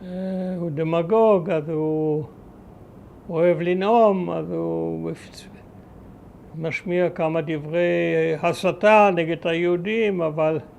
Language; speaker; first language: Hebrew; early bilingual, other home language; German